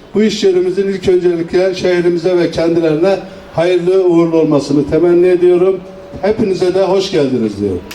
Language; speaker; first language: Turkish; native; Turkish